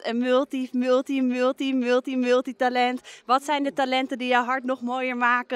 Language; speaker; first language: Dutch; native; Dutch